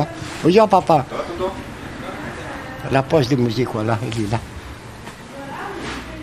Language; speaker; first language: French; non-native, learner; Arabic